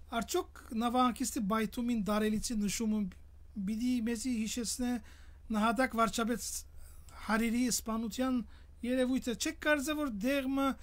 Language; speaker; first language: Armenian; early bilingual, heritage; Armenian